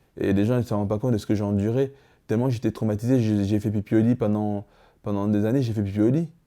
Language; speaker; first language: French; early bilingual, other home language; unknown